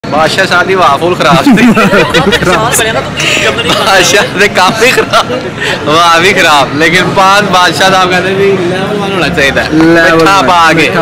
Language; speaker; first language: Hindi; non-native, local second language; Punjabi